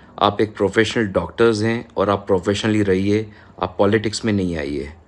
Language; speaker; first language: Hindi; native; Hindi